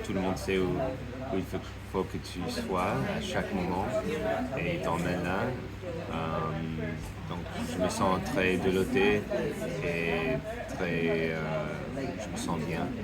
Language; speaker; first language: French; non-native, fluent; English